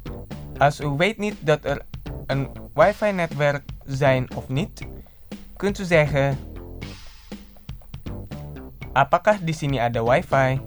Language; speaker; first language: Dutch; non-native, fluent; Indonesian